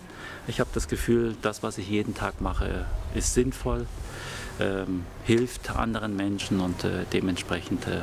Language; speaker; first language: German; early bilingual, other home language; Korean